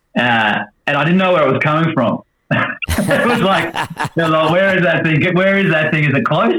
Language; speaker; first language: English; native; English